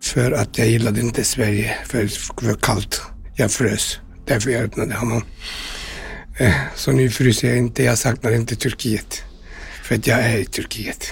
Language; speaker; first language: Swedish; non-native, fluent; Turkish